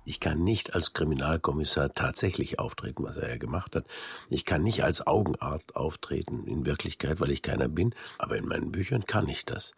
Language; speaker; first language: German; native; German